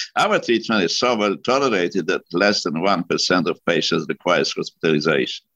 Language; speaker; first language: English; non-native, fluent; Polish